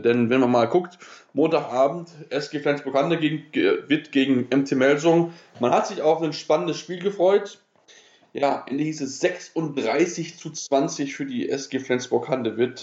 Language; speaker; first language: German; native; German